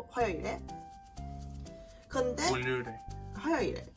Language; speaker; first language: Korean; non-native, fluent; Chinese